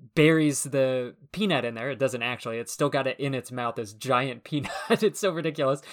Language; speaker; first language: English; native; English